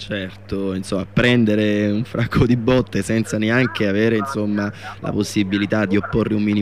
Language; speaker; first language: Italian; native; Italian